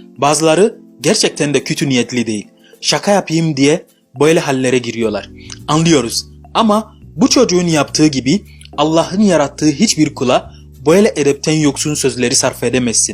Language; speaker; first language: Turkish; non-native, fluent; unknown